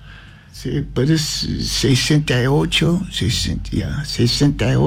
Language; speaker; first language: Spanish; non-native, learner; English